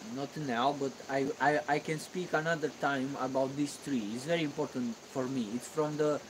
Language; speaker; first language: English; non-native, learner; Romanian